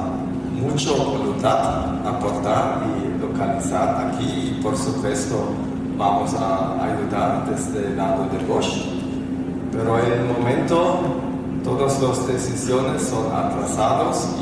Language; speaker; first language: Spanish; non-native, fluent; German